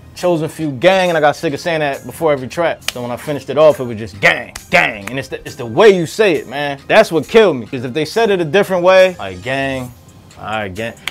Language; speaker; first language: English; native; English